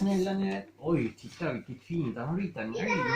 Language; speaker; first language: Swedish; native; Swedish